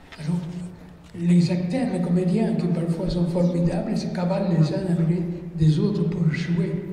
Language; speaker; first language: French; non-native, fluent; Spanish